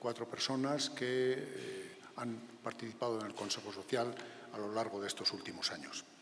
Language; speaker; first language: Spanish; native; Spanish